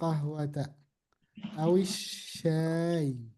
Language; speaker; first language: Arabic; non-native, fluent; Indonesian